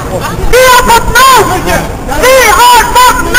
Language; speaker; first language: Swedish; non-native, fluent; Azerbaijani